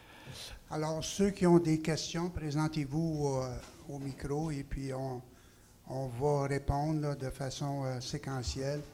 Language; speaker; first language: French; native; French